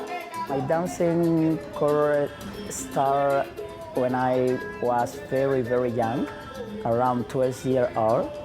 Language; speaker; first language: English; non-native, learner; Spanish